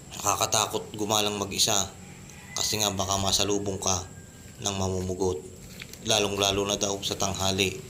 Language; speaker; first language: Filipino; native; Filipino